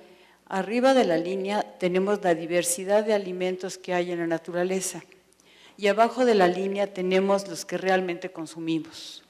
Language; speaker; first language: Spanish; native; Spanish